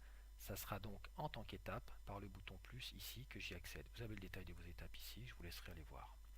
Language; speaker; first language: French; native; French